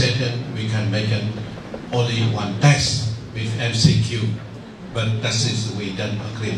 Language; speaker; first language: English; non-native, local second language; Vietnamese